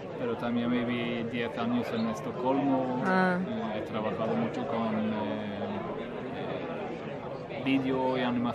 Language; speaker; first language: Spanish; non-native, fluent; Swedish